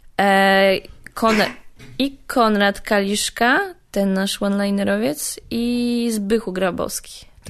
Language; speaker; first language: Polish; native; Polish